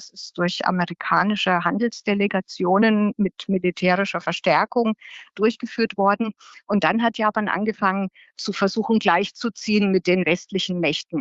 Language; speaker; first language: German; native; German